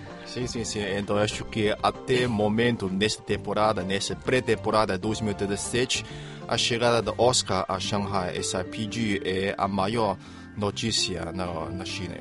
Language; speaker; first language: Portuguese; non-native, fluent; Chinese